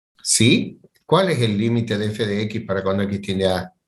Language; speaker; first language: Spanish; native; Spanish